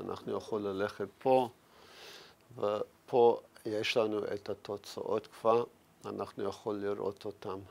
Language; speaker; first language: Hebrew; non-native, fluent; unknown